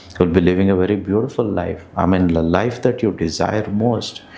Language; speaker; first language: English; non-native, local second language; Kannada